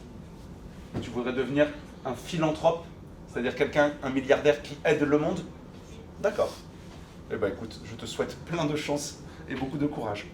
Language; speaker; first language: French; native; French